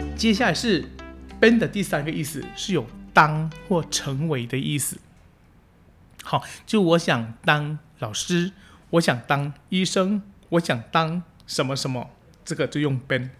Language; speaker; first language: Chinese; early bilingual, heritage; Chinese